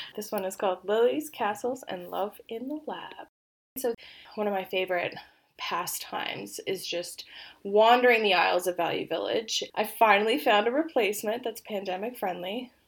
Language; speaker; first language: English; early bilingual, other home language; Polish